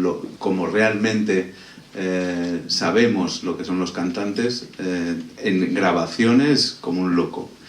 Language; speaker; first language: Spanish; native; Spanish